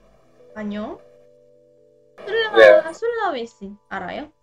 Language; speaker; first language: Korean; non-native, learner; Indonesian